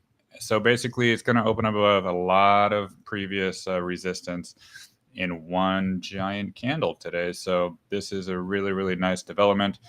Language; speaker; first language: English; native; English